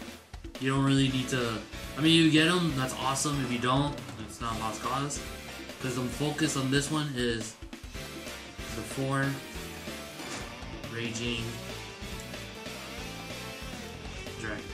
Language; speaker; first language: English; native; English